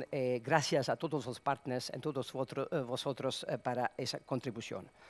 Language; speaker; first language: Spanish; non-native, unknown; Serbian